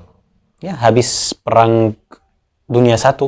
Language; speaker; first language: Indonesian; non-native, fluent; Arabic